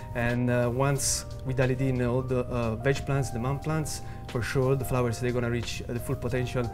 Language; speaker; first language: English; non-native, learner; Italian